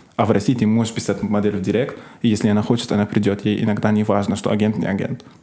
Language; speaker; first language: Russian; non-native, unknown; Arabic